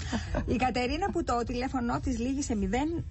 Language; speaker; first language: Greek; native; Greek